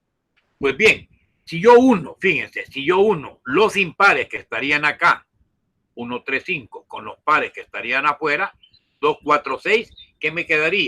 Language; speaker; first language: Spanish; native; Spanish